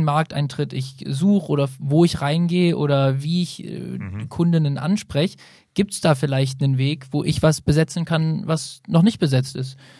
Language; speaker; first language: German; native; German